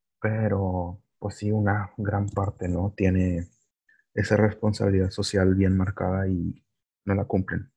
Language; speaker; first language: Spanish; native; Spanish